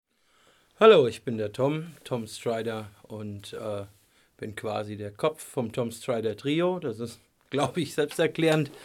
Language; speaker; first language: German; native; German